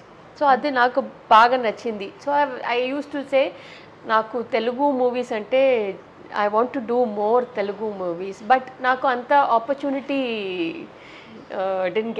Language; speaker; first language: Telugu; non-native, local second language; Tamil